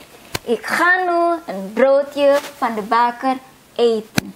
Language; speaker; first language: Dutch; non-native, fluent; Indonesian